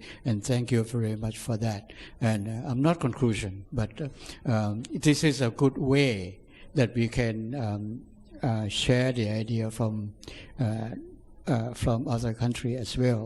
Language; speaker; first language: English; non-native, fluent; Thai